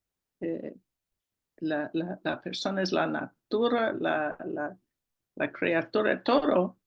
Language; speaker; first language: Spanish; non-native, learner; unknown